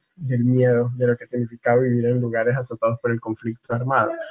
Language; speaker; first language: Spanish; native; Spanish